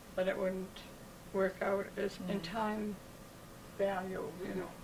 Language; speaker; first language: English; native; English